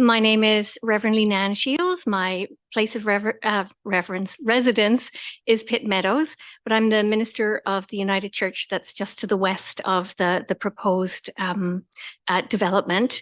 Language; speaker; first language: English; native; English